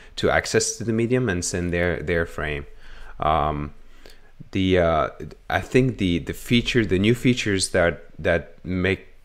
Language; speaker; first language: English; non-native, fluent; French